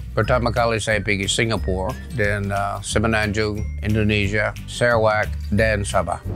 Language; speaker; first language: Malay; non-native, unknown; English